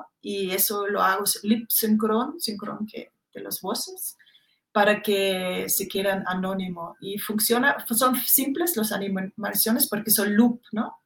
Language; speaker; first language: Spanish; non-native, fluent; German